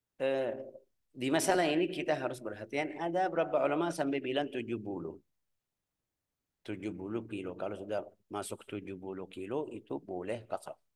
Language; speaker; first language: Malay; non-native, fluent; Arabic